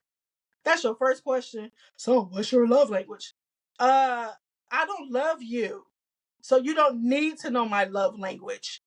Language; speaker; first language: English; native; English